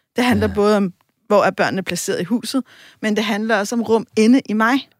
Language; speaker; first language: Danish; native; Danish